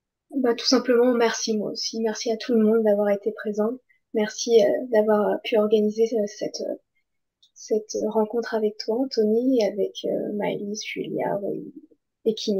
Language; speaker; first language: French; native; French